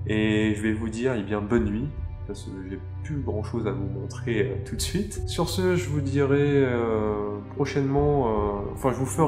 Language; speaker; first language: French; native; French